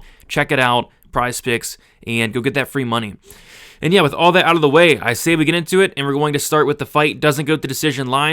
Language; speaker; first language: English; native; English